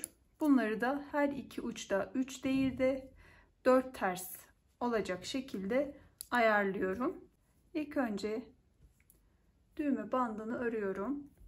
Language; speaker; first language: Turkish; native; Turkish